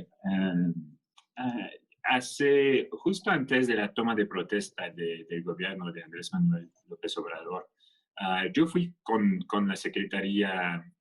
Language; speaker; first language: Spanish; non-native, fluent; French